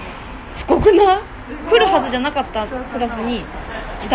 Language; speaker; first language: Japanese; native; Japanese